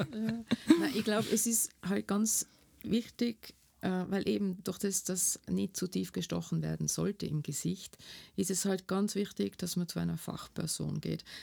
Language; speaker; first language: German; native; German